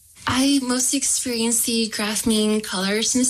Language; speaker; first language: English; native; English